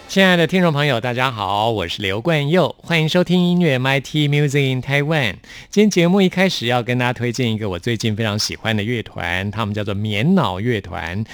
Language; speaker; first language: Chinese; native; Chinese